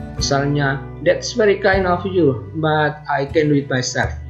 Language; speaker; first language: English; non-native, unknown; Indonesian